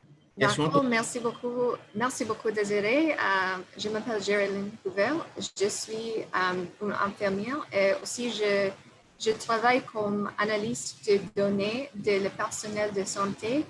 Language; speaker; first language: French; non-native, learner; English